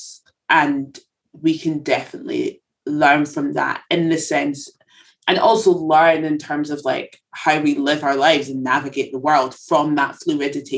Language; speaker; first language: English; native; English